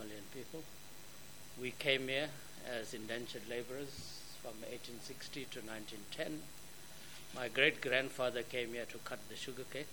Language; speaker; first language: English; native; English